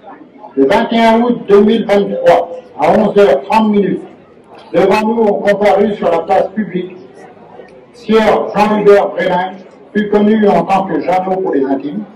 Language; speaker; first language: French; native; French